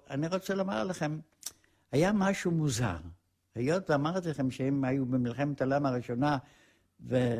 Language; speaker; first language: Hebrew; non-native, fluent; Polish